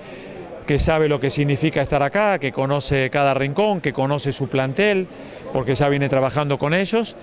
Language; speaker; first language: Spanish; native; Spanish